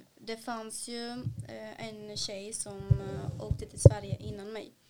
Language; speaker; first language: Swedish; early bilingual, other home language; Kannada